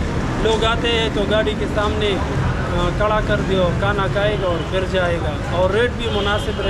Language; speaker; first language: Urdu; non-native, local second language; Pashto